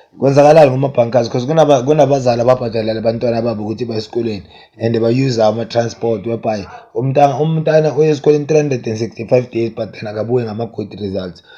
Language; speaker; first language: Zulu; native; Zulu